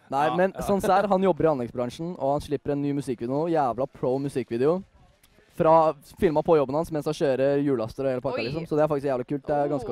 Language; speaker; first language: Norwegian; native; Norwegian